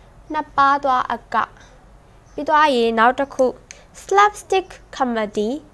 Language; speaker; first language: English; non-native, fluent; Burmese